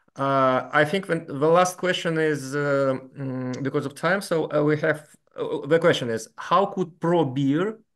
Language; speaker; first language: English; non-native, fluent; Lithuanian